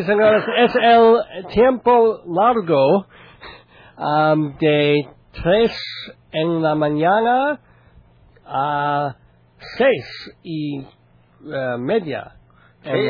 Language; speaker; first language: Spanish; non-native, learner; English